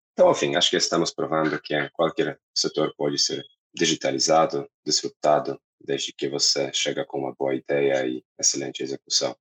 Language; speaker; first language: Portuguese; non-native, fluent; Polish